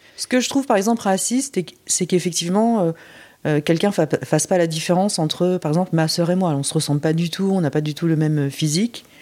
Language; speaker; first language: French; native; French